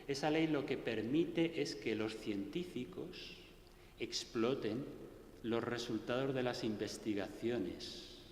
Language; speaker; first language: Spanish; native; Spanish